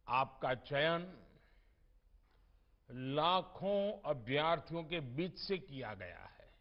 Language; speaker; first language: Hindi; non-native, local second language; Gujarati